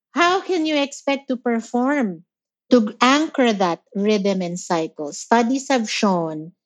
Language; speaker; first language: English; non-native, local second language; Filipino